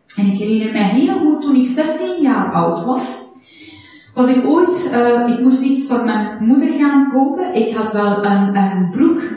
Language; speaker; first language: Dutch; non-native, fluent; Persian